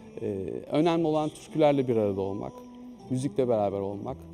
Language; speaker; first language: Turkish; native; Turkish